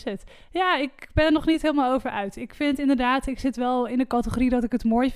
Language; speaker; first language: Dutch; native; Dutch